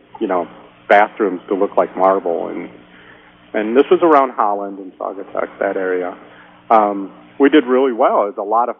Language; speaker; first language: English; native; English